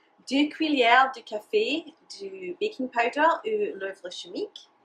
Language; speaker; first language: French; non-native, learner; English